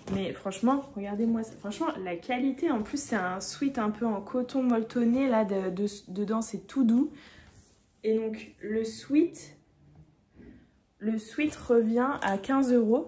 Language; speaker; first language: French; native; French